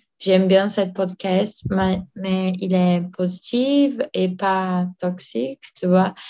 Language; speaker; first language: French; non-native, learner; Portuguese